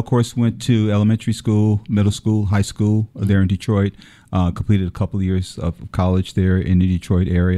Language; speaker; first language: English; native; English